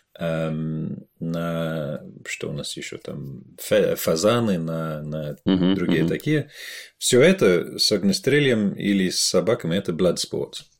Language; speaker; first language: Russian; non-native, fluent; English